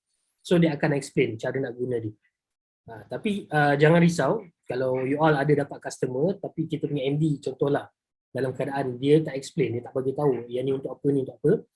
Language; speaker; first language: Malay; native; Malay